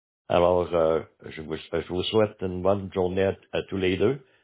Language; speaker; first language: French; early bilingual, heritage; French